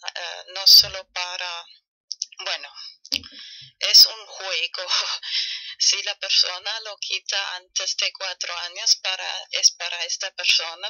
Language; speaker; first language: Spanish; non-native, fluent; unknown